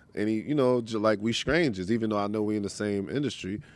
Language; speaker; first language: English; native; English